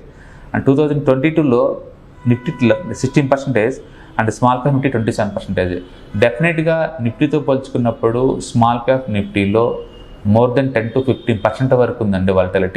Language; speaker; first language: Telugu; native; Telugu